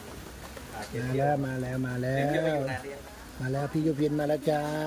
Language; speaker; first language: Thai; native; Thai